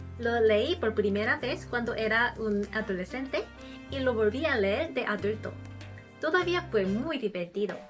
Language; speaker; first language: Spanish; non-native, learner; Korean